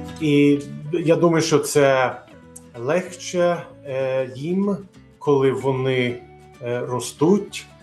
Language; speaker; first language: Ukrainian; non-native, learner; Swedish